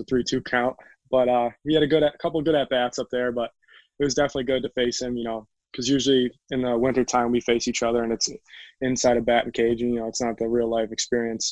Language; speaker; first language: English; native; English